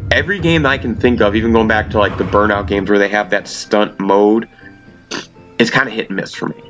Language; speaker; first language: English; native; English